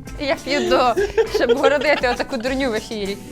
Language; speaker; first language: Ukrainian; native; Ukrainian